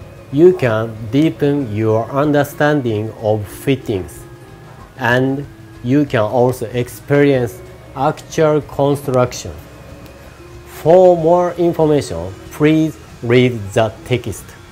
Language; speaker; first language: English; non-native, learner; Japanese